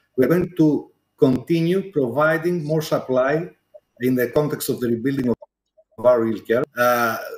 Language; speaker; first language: English; non-native, fluent; Greek